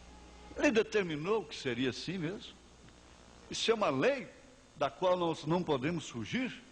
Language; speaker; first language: Portuguese; native; Portuguese